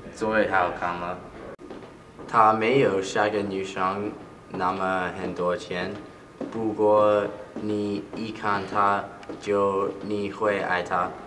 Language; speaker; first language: Chinese; non-native, learner; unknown